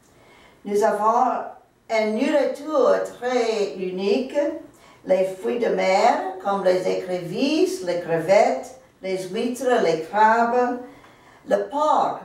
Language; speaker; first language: French; non-native, local second language; English